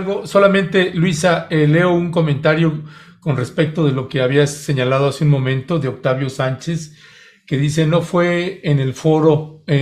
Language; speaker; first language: Spanish; native; Spanish